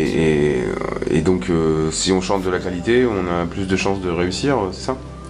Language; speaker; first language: French; native; French